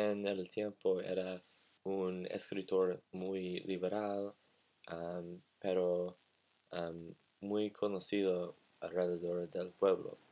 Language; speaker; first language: Spanish; non-native, learner; English